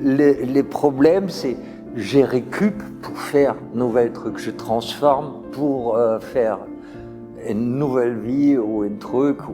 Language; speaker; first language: French; non-native, fluent; German